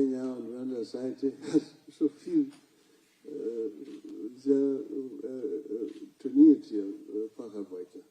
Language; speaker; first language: German; non-native, fluent; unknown